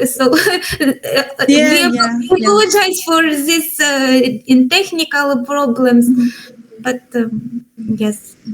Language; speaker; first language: English; non-native, learner; Ukrainian